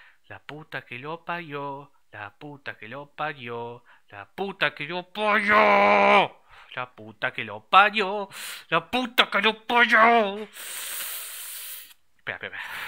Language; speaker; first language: Spanish; native; Spanish